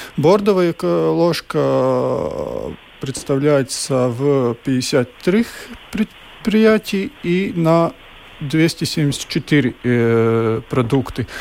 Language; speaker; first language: Russian; non-native, local second language; Latvian